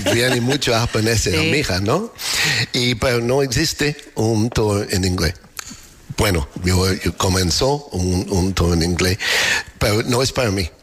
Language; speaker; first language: Spanish; non-native, learner; English